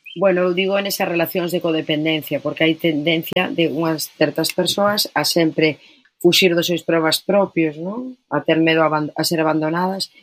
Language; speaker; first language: Galician; non-native, local second language; Spanish